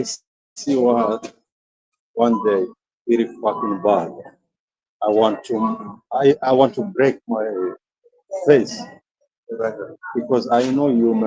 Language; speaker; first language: English; non-native, learner; Spanish